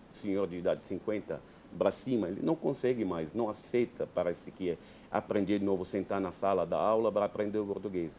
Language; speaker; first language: Portuguese; non-native, fluent; Arabic